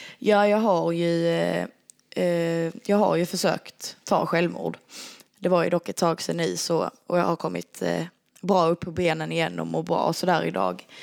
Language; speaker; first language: Swedish; native; Swedish